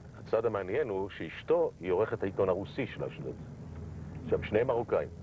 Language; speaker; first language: Hebrew; native; Hebrew